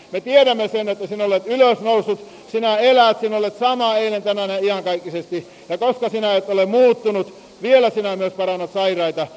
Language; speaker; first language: Finnish; native; Finnish